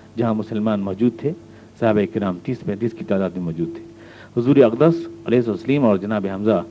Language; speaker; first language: Urdu; native; Urdu